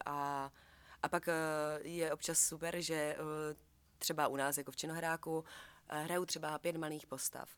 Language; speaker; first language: Czech; native; Czech